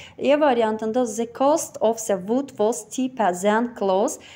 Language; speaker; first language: English; non-native, fluent; Azerbaijani